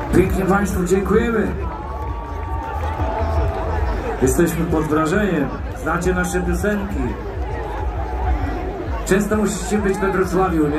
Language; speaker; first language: Polish; native; Polish